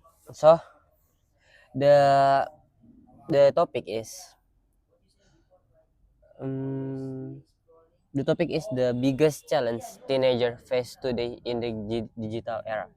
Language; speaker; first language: English; non-native, learner; Indonesian